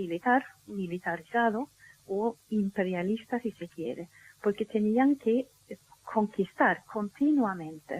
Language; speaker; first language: Spanish; non-native, fluent; Swedish